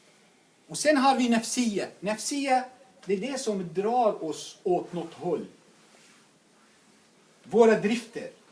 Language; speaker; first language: Swedish; non-native, fluent; Arabic